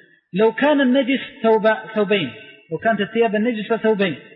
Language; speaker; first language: Arabic; native; Arabic